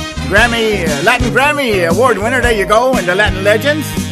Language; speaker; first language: English; early bilingual, other home language; Spanish